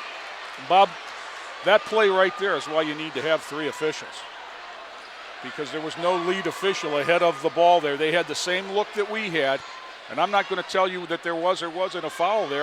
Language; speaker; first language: English; native; English